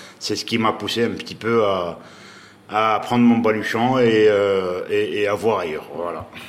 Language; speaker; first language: French; non-native, local second language; Arabic